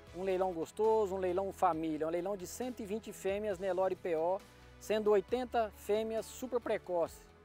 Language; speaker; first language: Portuguese; native; Portuguese